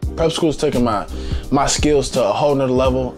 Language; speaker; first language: English; native; English